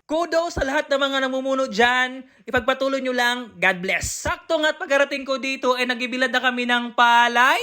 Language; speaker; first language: Filipino; non-native, local second language; Cebuano